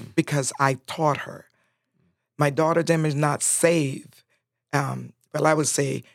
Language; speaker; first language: English; non-native, fluent; Spanish